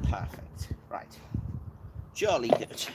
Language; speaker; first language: English; native; English